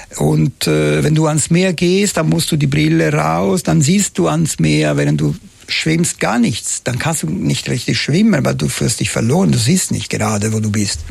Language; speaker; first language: German; non-native, fluent; Italian